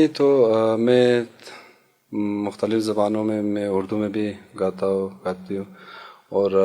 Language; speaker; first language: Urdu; non-native, local second language; Hazaragi